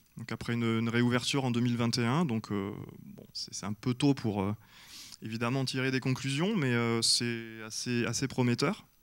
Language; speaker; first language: French; native; French